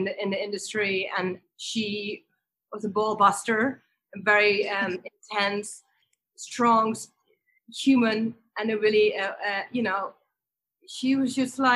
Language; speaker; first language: English; non-native, fluent; Dutch